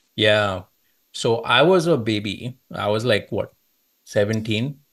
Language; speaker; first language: English; non-native, local second language; Marathi